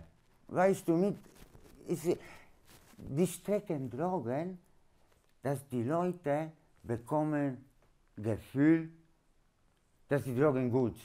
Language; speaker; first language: German; non-native, learner; Polish